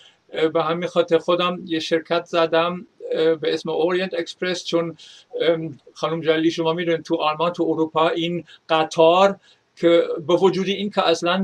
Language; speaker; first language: Persian; non-native, fluent; German